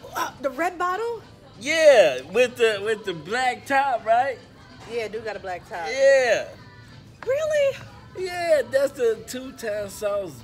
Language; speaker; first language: English; native; English